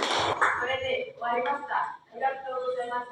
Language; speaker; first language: Japanese; non-native, learner; Indonesian